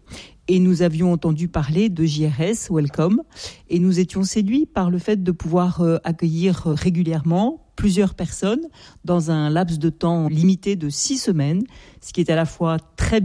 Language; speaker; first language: French; native; French